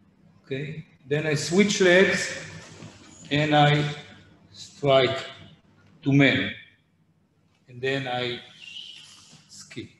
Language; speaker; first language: English; non-native, fluent; Hebrew